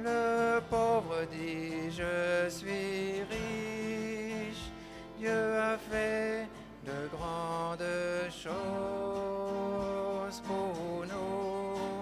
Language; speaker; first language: French; native; French